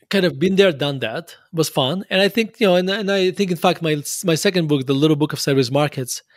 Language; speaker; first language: English; non-native, fluent; Russian